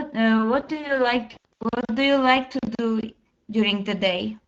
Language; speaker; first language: English; non-native, learner; Armenian